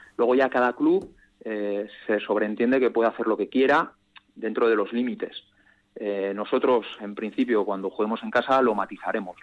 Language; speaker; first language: Spanish; native; Spanish